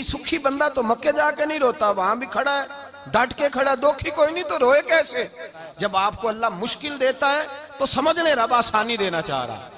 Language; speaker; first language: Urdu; non-native, local second language; Punjabi